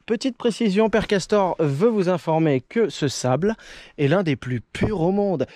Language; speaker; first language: French; native; French